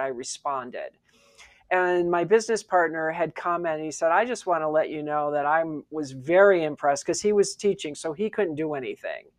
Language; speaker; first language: English; native; English